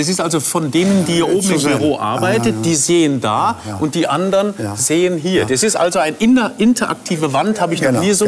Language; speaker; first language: German; native; German